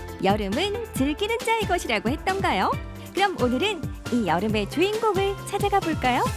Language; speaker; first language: Korean; native; Korean